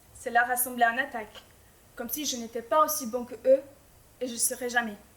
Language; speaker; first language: French; non-native, fluent; Albanian